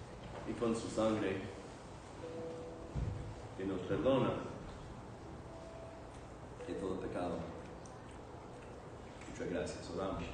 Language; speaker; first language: Spanish; non-native, fluent; English